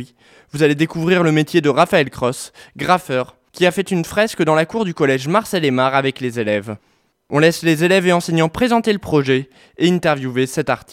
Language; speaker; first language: French; native; French